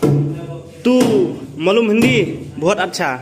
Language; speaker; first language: Hindi; non-native, local second language; Khasi